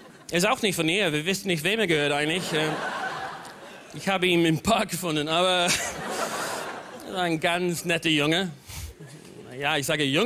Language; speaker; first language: German; non-native, fluent; English